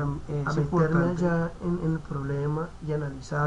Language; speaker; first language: Spanish; native; Spanish